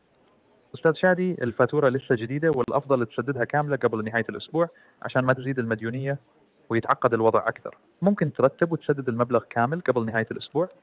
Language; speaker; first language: Arabic; native; Arabic